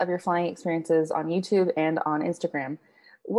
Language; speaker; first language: English; native; English